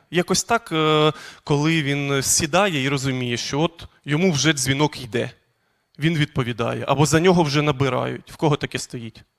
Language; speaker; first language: Ukrainian; non-native, local second language; Russian